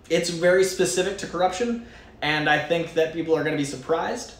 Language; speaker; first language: English; native; English